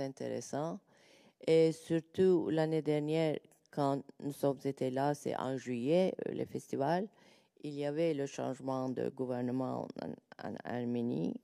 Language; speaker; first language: French; non-native, learner; Turkish